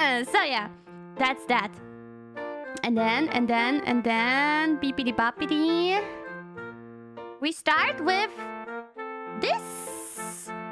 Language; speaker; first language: English; non-native, fluent; German